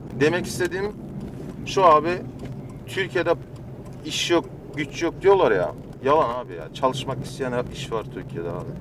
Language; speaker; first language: Turkish; non-native, fluent; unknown